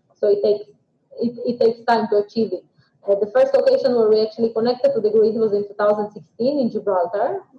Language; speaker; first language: English; non-native, fluent; Russian